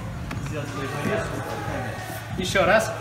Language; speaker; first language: Russian; native; Russian